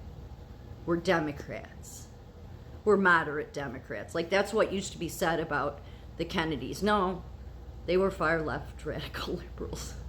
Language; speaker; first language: English; native; English